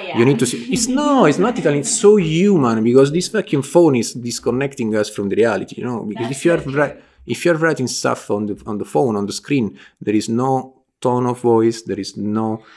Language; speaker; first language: English; non-native, fluent; Italian